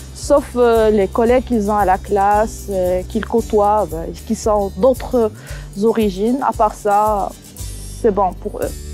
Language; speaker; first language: French; non-native, local second language; Arabic